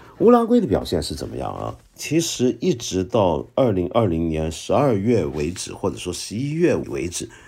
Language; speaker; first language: Chinese; non-native, local second language; Cantonese